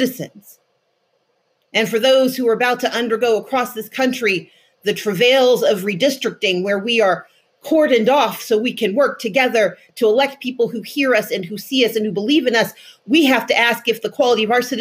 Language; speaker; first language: English; native; English